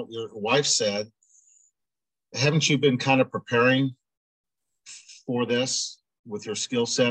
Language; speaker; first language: English; native; English